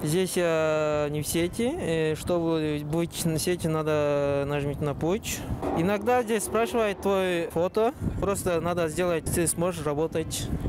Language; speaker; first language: Russian; non-native, local second language; Uzbek